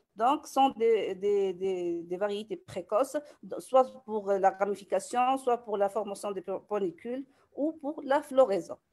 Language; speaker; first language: French; non-native, local second language; Arabic